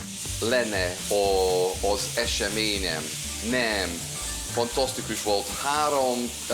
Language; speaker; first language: Hungarian; non-native, fluent; English